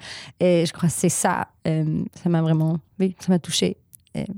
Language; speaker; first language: French; non-native, learner; German